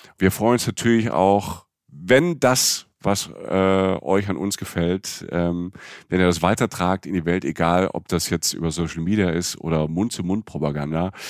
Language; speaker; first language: German; native; German